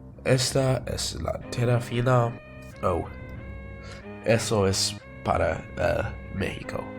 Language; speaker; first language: Spanish; non-native, learner; English